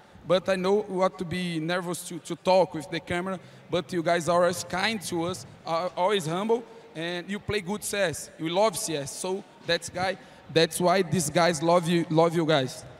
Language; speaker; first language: English; non-native, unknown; Portuguese